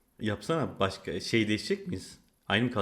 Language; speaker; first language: Turkish; native; Turkish